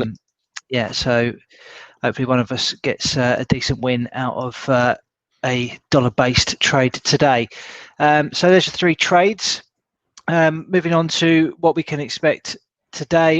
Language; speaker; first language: English; native; English